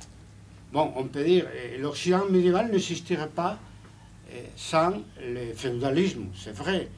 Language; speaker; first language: French; non-native, fluent; Spanish